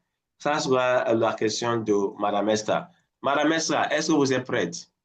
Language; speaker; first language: French; non-native, fluent; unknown